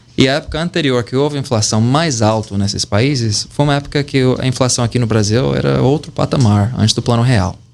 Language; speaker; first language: Portuguese; non-native, fluent; English